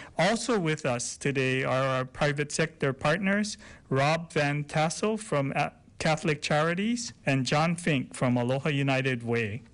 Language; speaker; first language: English; native; English